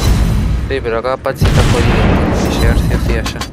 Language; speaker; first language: Spanish; native; Spanish